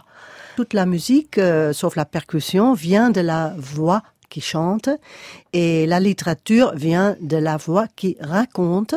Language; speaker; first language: French; non-native, fluent; Dutch